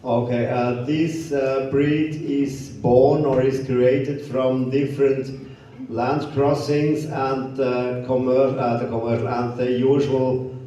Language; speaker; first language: English; non-native, fluent; German